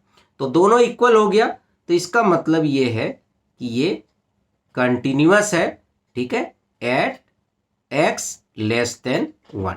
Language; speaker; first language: Hindi; native; Hindi